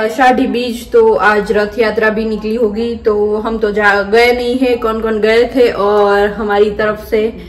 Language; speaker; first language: Hindi; non-native, local second language; Gujarati